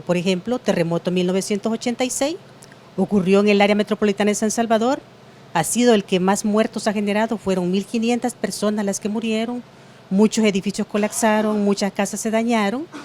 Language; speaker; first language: Spanish; native; Spanish